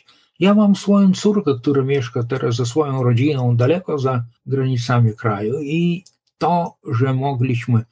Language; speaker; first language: Polish; non-native, local second language; Lithuanian